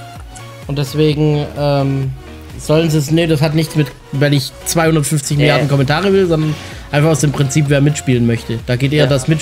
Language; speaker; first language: German; native; German